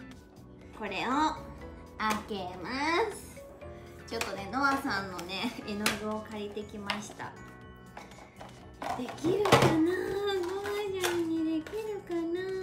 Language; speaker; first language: Japanese; native; Japanese